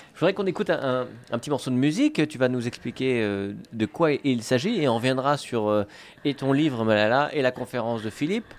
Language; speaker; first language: French; native; French